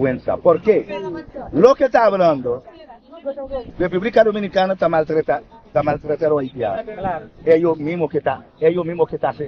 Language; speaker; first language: Spanish; non-native, learner; Haitian Creole